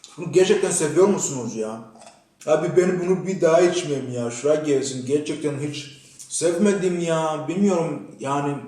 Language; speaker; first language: Turkish; non-native, fluent; Kinyarwanda